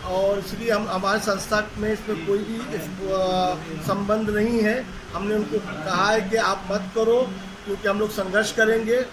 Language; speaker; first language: Hindi; non-native, local second language; Marathi